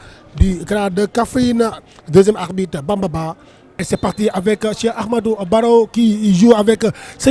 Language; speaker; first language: French; non-native, local second language; Wolof